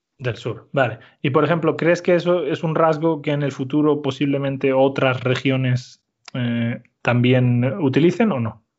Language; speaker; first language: Spanish; native; Spanish